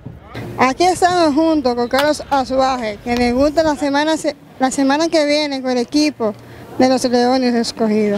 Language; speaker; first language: Spanish; native; Spanish